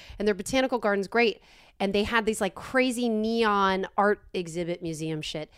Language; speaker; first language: English; native; English